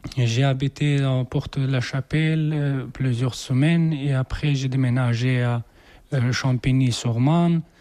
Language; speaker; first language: French; non-native, learner; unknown